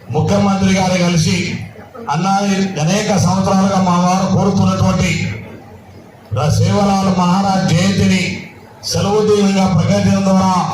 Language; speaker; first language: Telugu; non-native, local second language; Lambadi